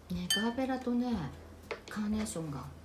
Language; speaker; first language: Japanese; native; Japanese